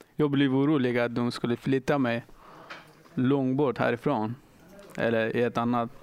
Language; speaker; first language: Swedish; non-native, fluent; Persian